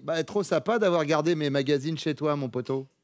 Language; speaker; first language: French; native; French